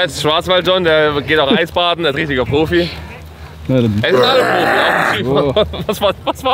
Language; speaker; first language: German; native; German